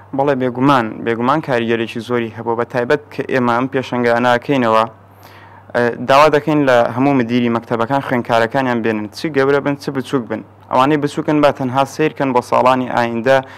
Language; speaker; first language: Central Kurdish; native; Central Kurdish